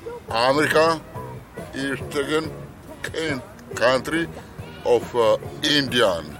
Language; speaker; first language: English; non-native, learner; Romany